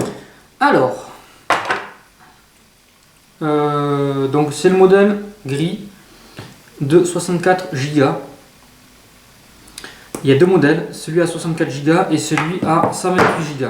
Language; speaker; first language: French; native; French